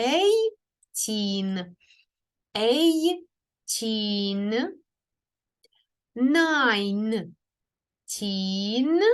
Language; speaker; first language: English; non-native, fluent; Ukrainian